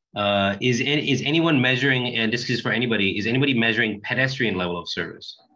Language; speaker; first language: English; native; English